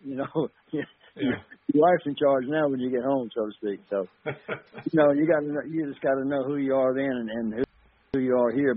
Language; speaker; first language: English; native; English